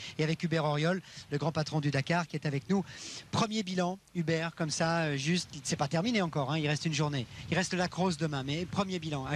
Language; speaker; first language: French; native; French